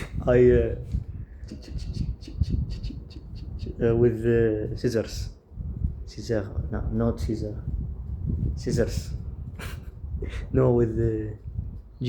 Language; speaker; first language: English; non-native, fluent; Arabic